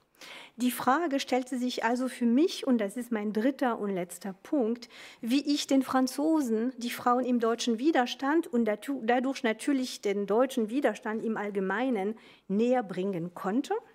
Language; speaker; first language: German; non-native, fluent; French